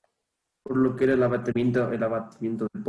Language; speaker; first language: Spanish; native; Spanish